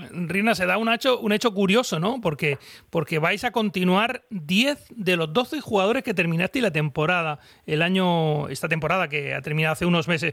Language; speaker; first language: Spanish; native; Spanish